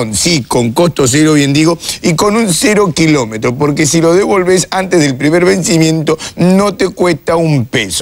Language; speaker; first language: Spanish; native; Spanish